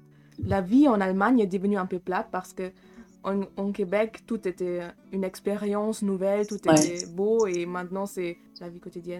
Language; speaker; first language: French; non-native, fluent; German